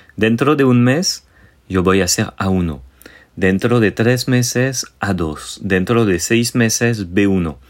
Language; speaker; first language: Spanish; non-native, fluent; French